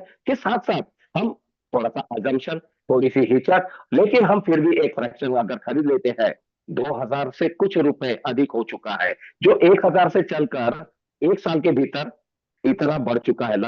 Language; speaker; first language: Hindi; native; Hindi